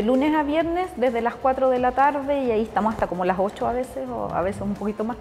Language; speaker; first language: Spanish; native; Spanish